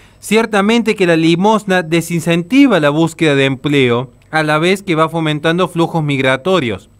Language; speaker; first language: Spanish; native; Spanish